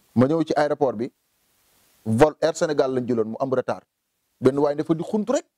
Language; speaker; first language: Wolof; native; Wolof